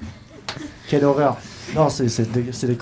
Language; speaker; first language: French; native; French